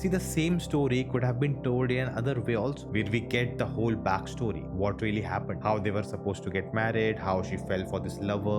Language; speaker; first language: English; non-native, local second language; Hindi